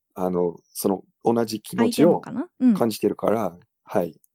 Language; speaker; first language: Japanese; non-native, fluent; English